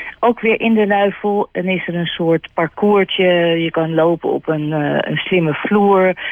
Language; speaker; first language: Dutch; native; Dutch